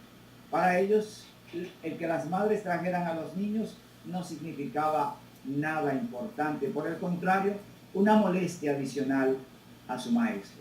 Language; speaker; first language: Spanish; native; Spanish